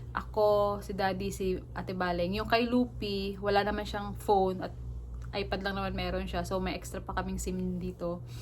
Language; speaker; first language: Filipino; native; Filipino